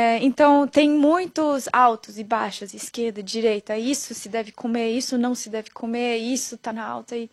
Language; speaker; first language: Portuguese; non-native, fluent; German